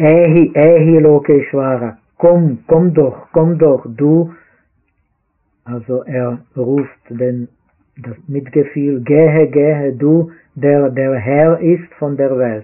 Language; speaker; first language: German; non-native, fluent; Czech